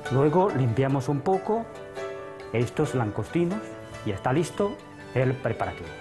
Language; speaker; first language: Spanish; non-native, fluent; Chinese